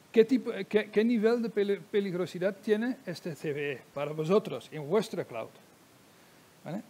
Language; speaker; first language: Spanish; non-native, fluent; Dutch